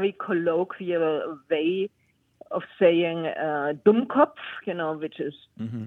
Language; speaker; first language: English; non-native, fluent; German